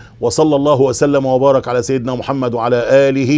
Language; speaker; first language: Arabic; native; Arabic